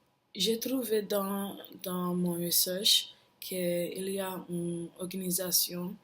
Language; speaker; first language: French; non-native, learner; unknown